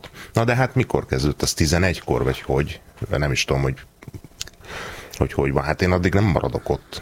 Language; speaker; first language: Hungarian; native; Hungarian